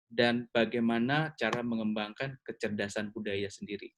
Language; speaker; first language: Indonesian; native; Indonesian